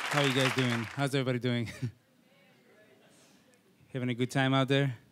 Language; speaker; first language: English; non-native, fluent; Hebrew